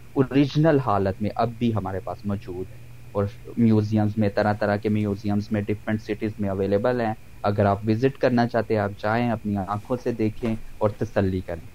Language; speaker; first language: Urdu; non-native, local second language; Punjabi